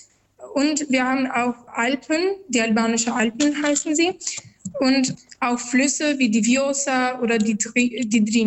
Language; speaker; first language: German; non-native, learner; Albanian